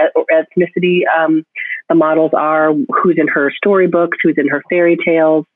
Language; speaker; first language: English; native; English